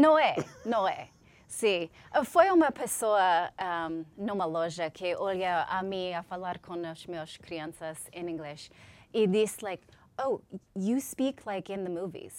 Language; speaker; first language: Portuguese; non-native, learner; English